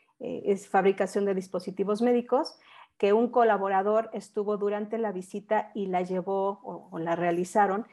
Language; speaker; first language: Spanish; native; Spanish